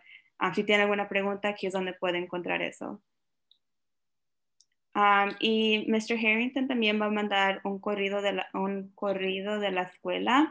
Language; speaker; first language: Spanish; early bilingual, other home language; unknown